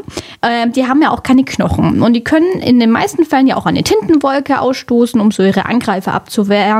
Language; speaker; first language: German; native; German